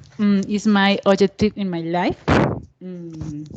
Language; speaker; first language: English; non-native, learner; Spanish